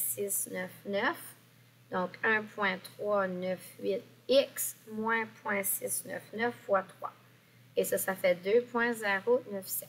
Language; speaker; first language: French; native; French